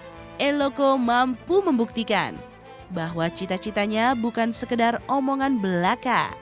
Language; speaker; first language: Indonesian; native; Indonesian